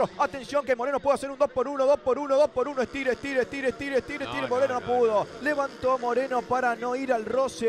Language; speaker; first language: Spanish; native; Spanish